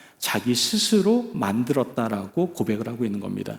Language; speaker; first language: Korean; native; Korean